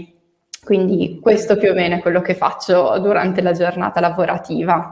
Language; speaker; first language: Italian; native; Italian